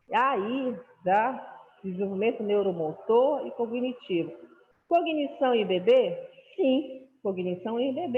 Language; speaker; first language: Portuguese; native; Portuguese